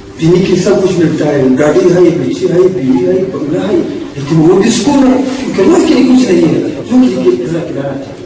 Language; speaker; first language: Urdu; non-native, local second language; Pashto